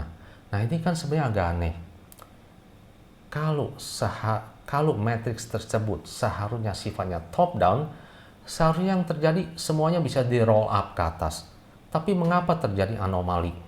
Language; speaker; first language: Indonesian; native; Indonesian